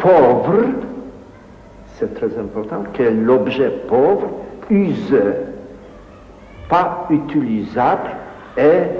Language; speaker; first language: French; non-native, fluent; Polish